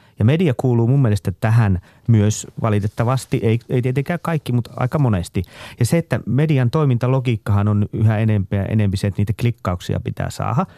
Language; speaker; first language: Finnish; native; Finnish